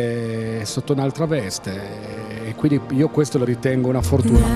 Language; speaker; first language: Italian; native; Italian